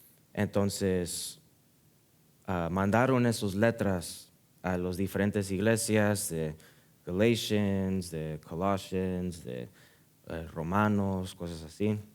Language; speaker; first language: Spanish; early bilingual, heritage; Spanish